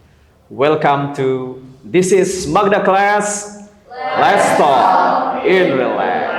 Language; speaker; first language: English; non-native, learner; Indonesian